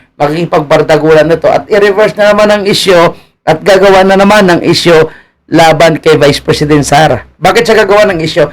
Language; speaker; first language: Filipino; native; Filipino